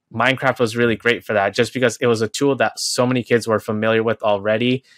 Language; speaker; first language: English; native; English